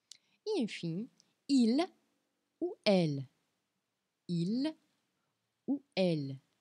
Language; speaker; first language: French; non-native, fluent; Portuguese